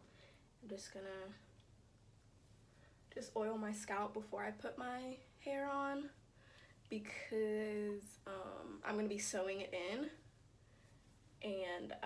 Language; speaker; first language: English; native; English